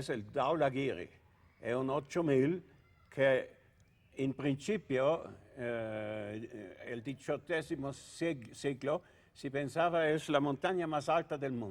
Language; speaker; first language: Spanish; non-native, learner; Italian